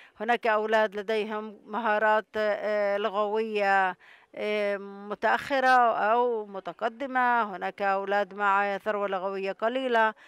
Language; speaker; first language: Arabic; non-native, local second language; Hebrew